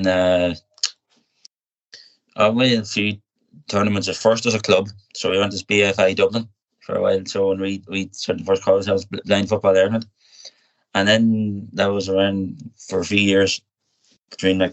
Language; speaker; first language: English; native; English